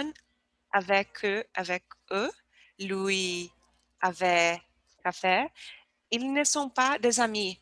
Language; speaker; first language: French; non-native, learner; Portuguese